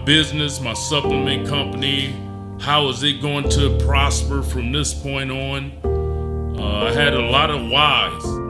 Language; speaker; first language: English; native; English